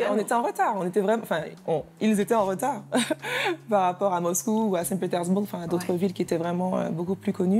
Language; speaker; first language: French; native; French